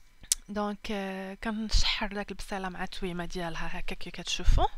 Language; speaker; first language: Arabic; native; Arabic